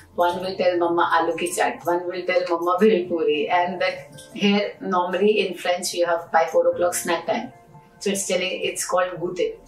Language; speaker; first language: English; non-native, local second language; Hindi